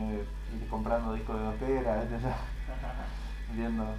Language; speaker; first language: Spanish; native; Spanish